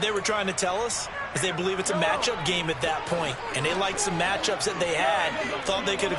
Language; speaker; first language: English; native; English